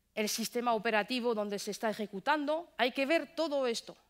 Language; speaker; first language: Spanish; non-native, fluent; French